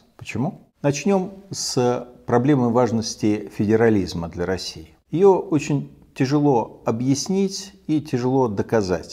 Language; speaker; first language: Russian; native; Russian